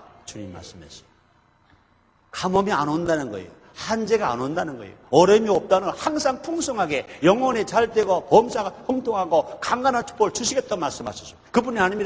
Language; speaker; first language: Korean; native; Korean